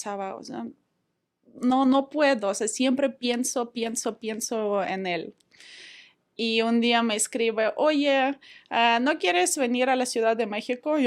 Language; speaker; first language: Spanish; non-native, fluent; Ukrainian